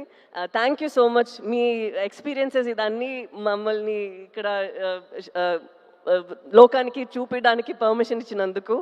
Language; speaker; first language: Telugu; non-native, local second language; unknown